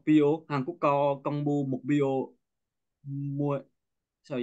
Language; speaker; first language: Korean; non-native, learner; Vietnamese